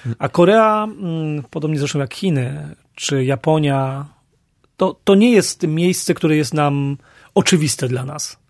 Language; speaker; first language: Polish; native; Polish